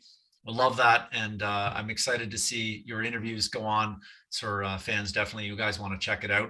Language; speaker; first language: English; native; English